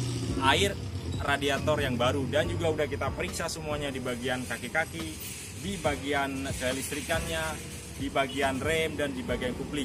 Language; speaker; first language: Indonesian; native; Indonesian